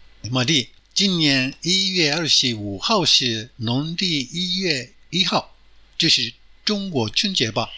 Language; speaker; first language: Chinese; non-native, fluent; Japanese